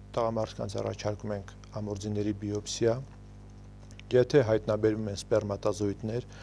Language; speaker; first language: Armenian; native; Armenian